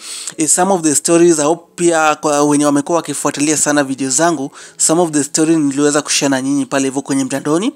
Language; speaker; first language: Swahili; non-native, local second language; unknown